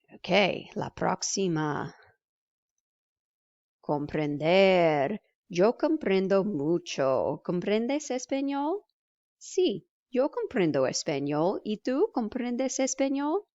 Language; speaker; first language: Spanish; non-native, fluent; English